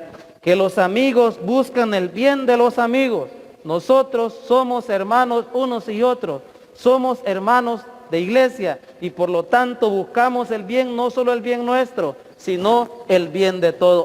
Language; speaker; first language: Spanish; native; Spanish